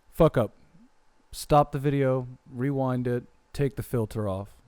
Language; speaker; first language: English; native; English